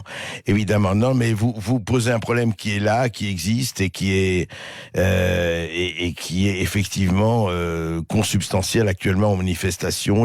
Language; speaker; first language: French; native; French